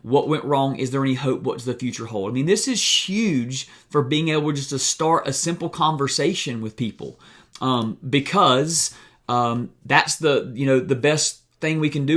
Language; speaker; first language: English; native; English